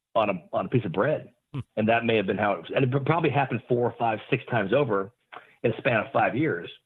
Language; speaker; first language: English; native; English